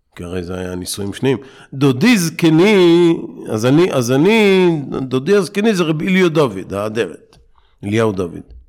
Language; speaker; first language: Hebrew; native; Hebrew